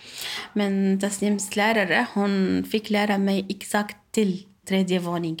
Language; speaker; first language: Swedish; non-native, learner; Arabic